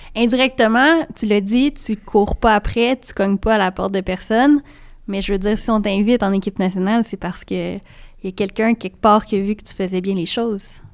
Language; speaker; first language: French; native; French